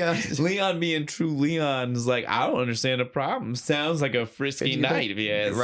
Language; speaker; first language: English; native; English